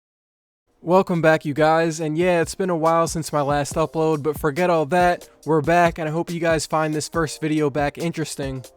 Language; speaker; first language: English; native; English